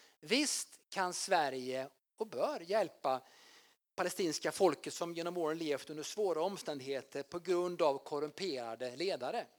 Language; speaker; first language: Swedish; native; Swedish